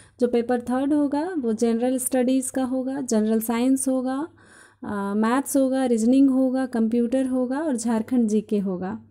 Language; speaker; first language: Hindi; native; Hindi